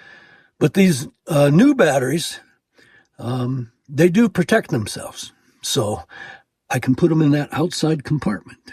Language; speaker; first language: English; native; English